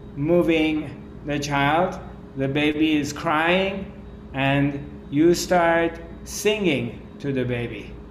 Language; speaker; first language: English; non-native, fluent; Persian